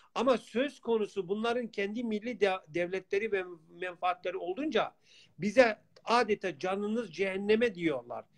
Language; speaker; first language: Turkish; non-native, local second language; Kurdish